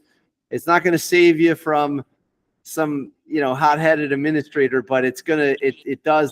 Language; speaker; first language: English; native; English